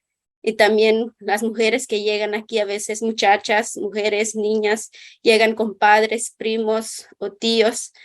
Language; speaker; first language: Spanish; non-native, local second language; Kʼicheʼ